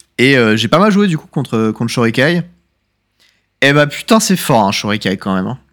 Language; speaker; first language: French; native; French